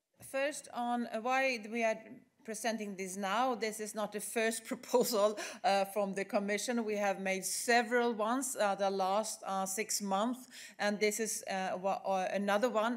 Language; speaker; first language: English; non-native, fluent; Swedish